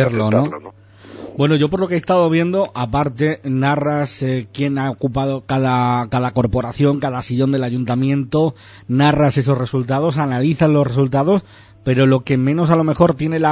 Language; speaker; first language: Spanish; native; Spanish